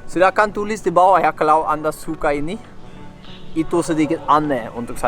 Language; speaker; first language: Indonesian; non-native, learner; Norwegian